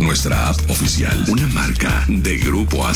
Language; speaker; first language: Spanish; native; Spanish